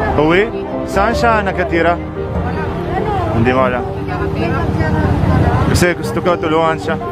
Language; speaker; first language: Filipino; non-native, learner; Arabic